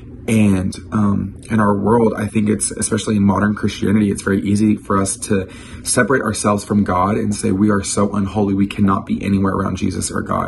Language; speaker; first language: English; native; English